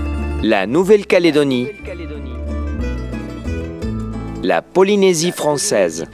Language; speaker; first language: French; non-native, fluent; Spanish